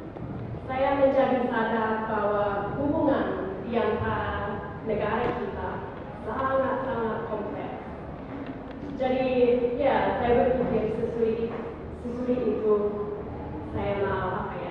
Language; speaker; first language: Indonesian; non-native, fluent; English